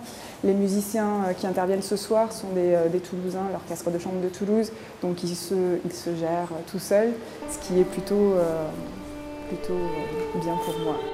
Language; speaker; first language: French; native; French